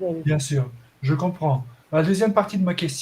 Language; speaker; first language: French; non-native, fluent; Portuguese